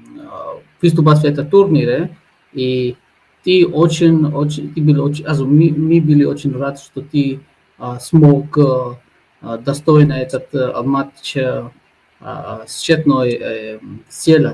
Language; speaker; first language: Russian; non-native, fluent; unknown